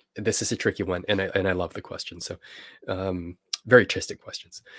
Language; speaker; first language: English; native; English